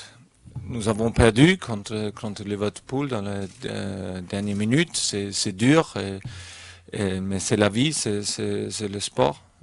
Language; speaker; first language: French; non-native, learner; German